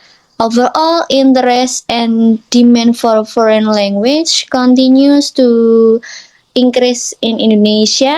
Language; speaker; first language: English; non-native, learner; Indonesian